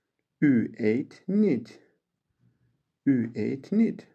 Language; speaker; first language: Dutch; non-native, learner; Turkish